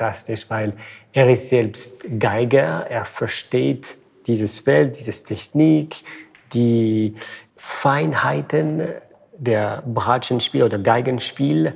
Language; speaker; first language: German; non-native, fluent; French